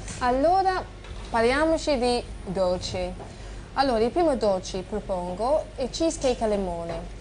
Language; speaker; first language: Italian; non-native, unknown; English